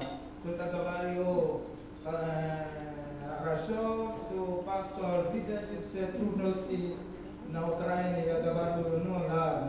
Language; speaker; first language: Russian; non-native, learner; Yoruba